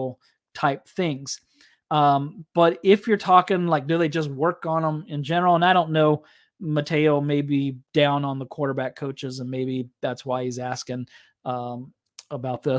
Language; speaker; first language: English; native; English